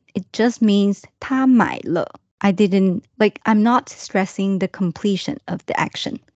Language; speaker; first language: English; non-native, fluent; Chinese